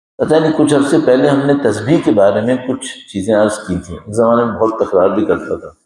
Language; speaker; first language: Urdu; native; Urdu